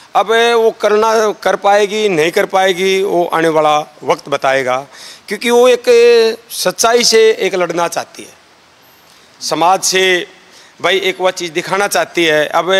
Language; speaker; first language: Hindi; native; Hindi